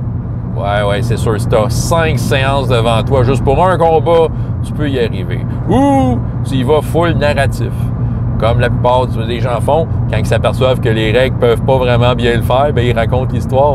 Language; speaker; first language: French; native; French